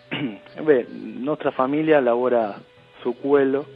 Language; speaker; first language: Italian; early bilingual, heritage; Spanish